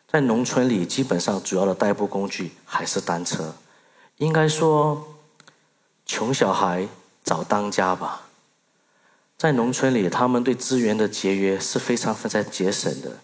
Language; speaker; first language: Chinese; early bilingual, other home language; Burmese